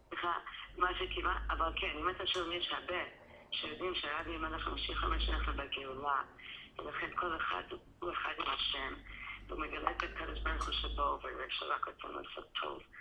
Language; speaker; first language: Hebrew; non-native, fluent; English